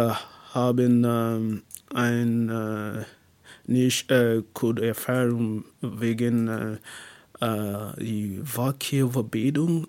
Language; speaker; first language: German; non-native, learner; English